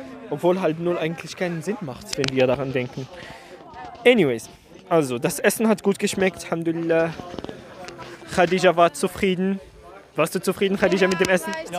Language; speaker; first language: German; non-native, fluent; Arabic